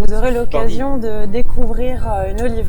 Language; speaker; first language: French; native; French